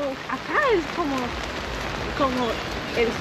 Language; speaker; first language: Spanish; non-native, learner; English